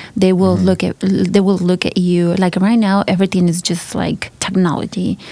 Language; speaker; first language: English; non-native, fluent; Spanish